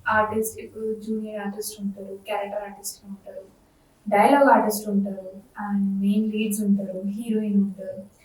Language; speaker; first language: Telugu; non-native, local second language; Bangla